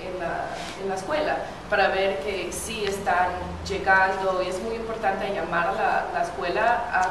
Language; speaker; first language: Spanish; non-native, fluent; English